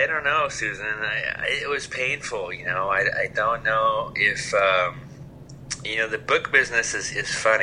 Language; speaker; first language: English; native; English